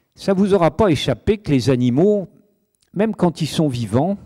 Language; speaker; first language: French; native; French